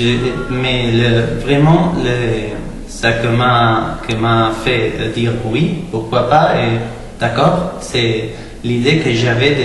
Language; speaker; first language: French; non-native, learner; Spanish